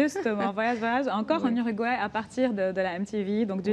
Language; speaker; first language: French; non-native, local second language; Arabic